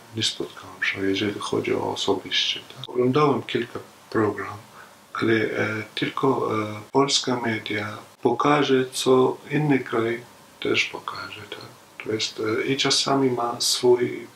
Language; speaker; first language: Polish; non-native, fluent; Arabic